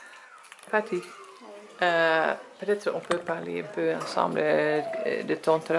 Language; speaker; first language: French; non-native, learner; Dutch